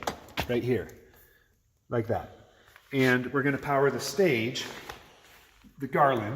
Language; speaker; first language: English; native; English